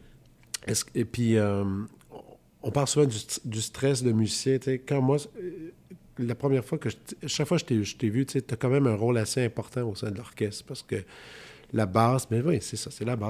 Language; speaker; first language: French; native; French